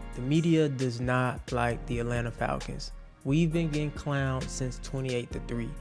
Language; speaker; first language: English; native; English